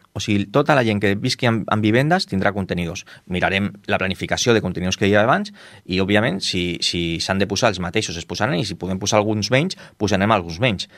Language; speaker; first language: Catalan; non-native, local second language; Spanish